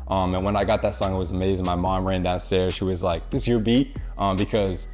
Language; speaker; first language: English; native; English